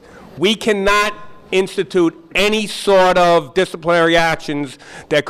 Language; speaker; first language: English; native; English